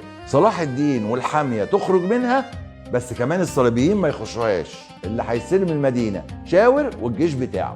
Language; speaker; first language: Arabic; native; Arabic